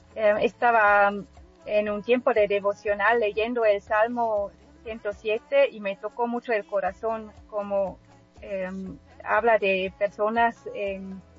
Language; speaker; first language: Spanish; non-native, fluent; German